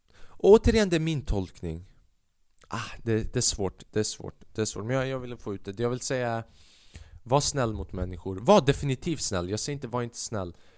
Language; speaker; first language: Swedish; early bilingual, other home language; Albanian